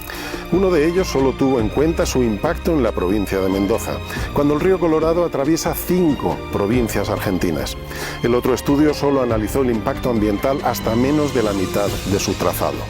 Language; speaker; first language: Spanish; native; Spanish